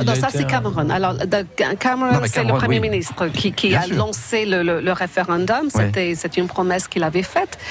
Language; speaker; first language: French; non-native, fluent; English